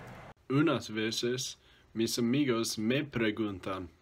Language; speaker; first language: Spanish; non-native, learner; English